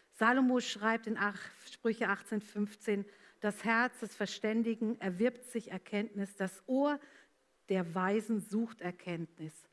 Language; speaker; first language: German; early bilingual, other home language; Italian